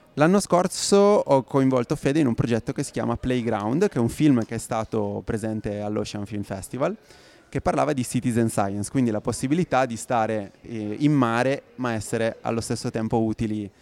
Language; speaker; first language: Italian; native; Italian